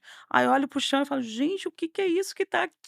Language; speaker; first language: Portuguese; native; Portuguese